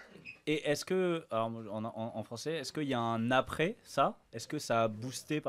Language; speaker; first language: French; native; French